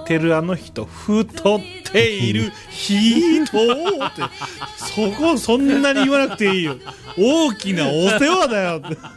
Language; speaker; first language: Japanese; native; Japanese